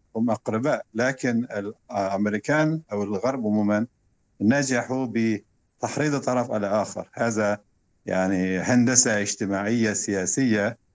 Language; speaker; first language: Arabic; non-native, fluent; Turkish